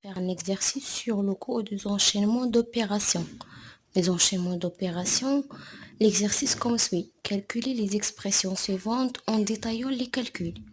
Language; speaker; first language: French; non-native, local second language; Arabic